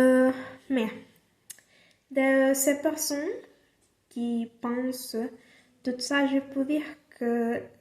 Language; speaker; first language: French; non-native, learner; Spanish